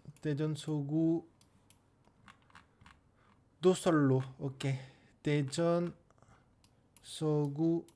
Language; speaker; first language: Korean; non-native, learner; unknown